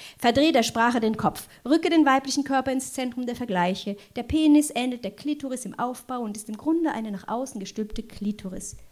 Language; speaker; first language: German; non-native, local second language; French